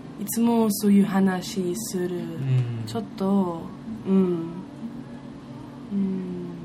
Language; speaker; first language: Japanese; non-native, learner; German